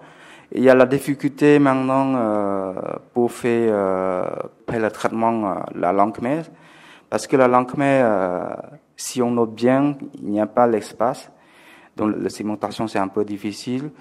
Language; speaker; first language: French; non-native, fluent; Khmer